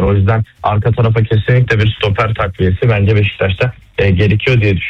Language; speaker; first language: Turkish; native; Turkish